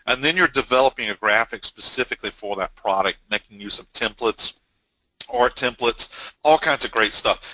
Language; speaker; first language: English; native; English